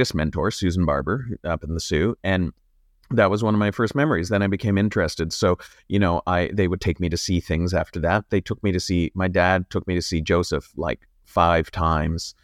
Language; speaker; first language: English; native; English